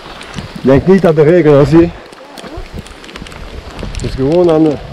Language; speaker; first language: Dutch; non-native, learner; French